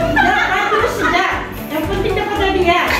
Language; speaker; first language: Malay; native; Malay